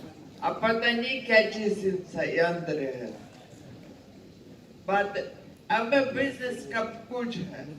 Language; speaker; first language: Hindi; non-native, learner; Ukrainian